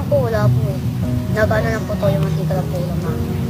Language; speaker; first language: Filipino; native; Filipino